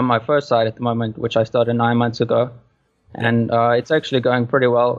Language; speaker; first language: English; native; English